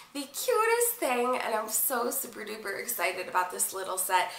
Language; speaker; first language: English; native; English